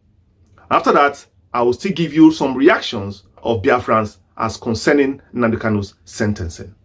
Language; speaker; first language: English; non-native, local second language; Igbo